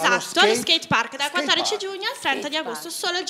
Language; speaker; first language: Italian; native; Italian